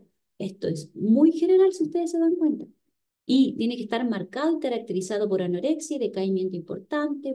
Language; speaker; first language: Spanish; native; Spanish